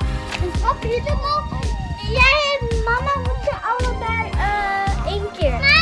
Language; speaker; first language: Dutch; early bilingual, other home language; Indonesian